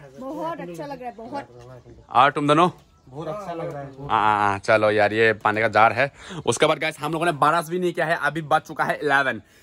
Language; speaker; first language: Hindi; non-native, local second language; Assamese